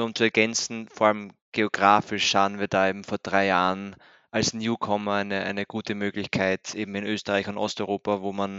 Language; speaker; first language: German; native; German